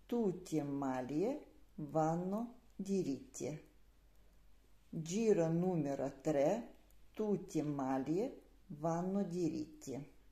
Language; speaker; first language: Italian; non-native, learner; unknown